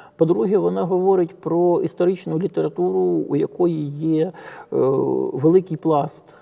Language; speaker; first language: Ukrainian; native; Ukrainian